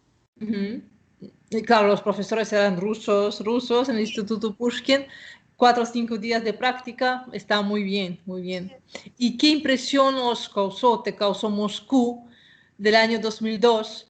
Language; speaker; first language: Spanish; non-native, fluent; Russian